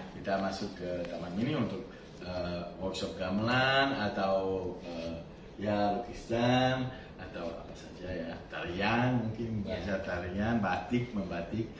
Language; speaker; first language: Indonesian; non-native, fluent; French